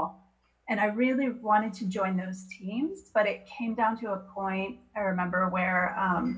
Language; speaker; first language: English; native; English